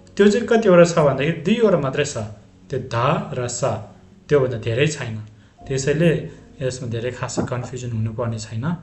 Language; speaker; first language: Nepali; non-native, local second language; Tibetan